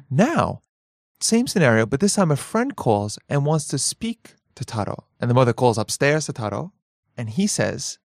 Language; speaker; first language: English; native; English